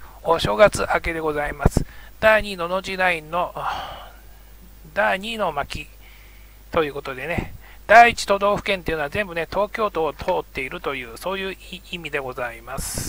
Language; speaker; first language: Japanese; native; Japanese